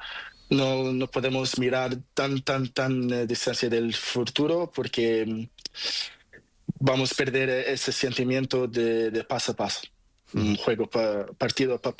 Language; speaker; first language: Spanish; non-native, learner; Portuguese